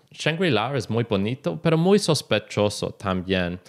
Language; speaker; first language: Spanish; non-native, learner; English